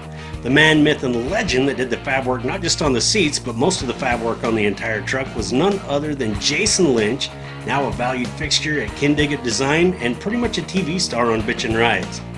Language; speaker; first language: English; native; English